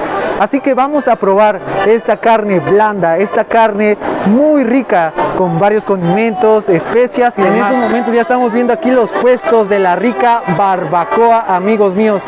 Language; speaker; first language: Spanish; native; Spanish